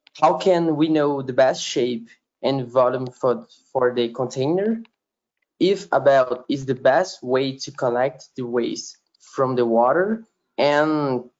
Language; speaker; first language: English; non-native, learner; Portuguese